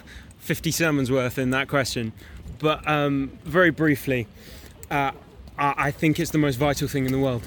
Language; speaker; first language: English; native; English